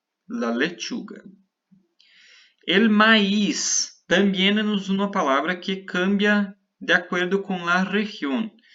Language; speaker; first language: Spanish; non-native, fluent; Portuguese